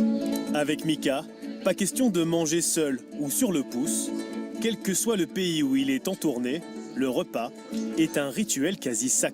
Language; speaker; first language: French; native; French